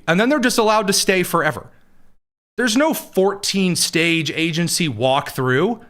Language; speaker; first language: English; native; English